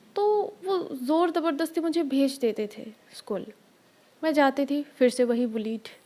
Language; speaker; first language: Hindi; non-native, local second language; Bangla